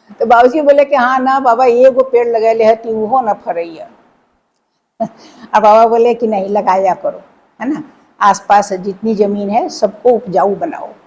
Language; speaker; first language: Hindi; native; Hindi